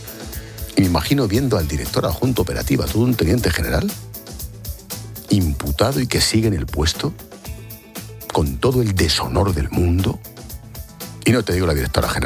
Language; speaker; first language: Spanish; native; Spanish